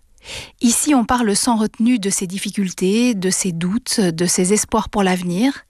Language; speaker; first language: French; native; French